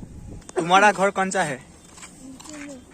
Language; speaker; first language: Hindi; non-native, local second language; Assamese